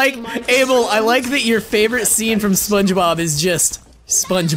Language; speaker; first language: English; native; English